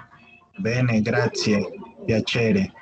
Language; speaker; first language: Italian; non-native, learner; Spanish